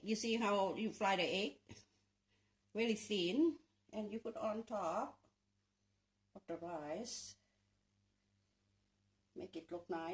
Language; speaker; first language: English; non-native, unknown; Northeastern Thai